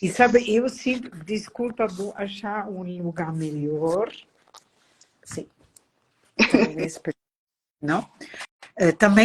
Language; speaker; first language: Portuguese; non-native, fluent; German